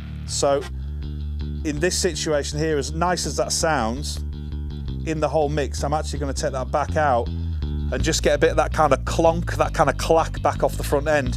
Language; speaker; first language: English; native; English